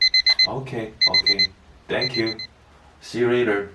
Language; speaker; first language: English; non-native, learner; Korean